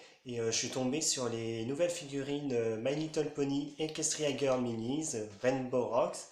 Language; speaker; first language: French; native; French